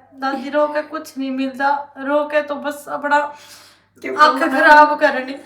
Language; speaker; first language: Hindi; native; Hindi